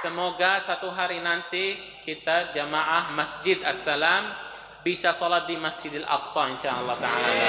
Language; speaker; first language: Indonesian; non-native, fluent; Arabic